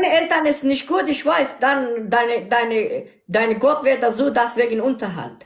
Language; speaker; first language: German; non-native, learner; Persian